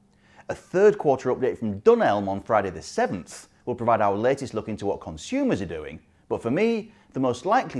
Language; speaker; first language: English; native; English